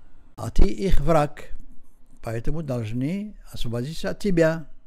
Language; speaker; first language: Russian; non-native, learner; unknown